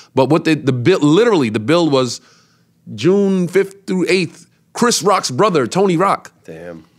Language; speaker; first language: English; native; English